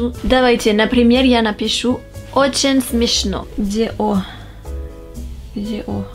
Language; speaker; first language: Russian; non-native, fluent; French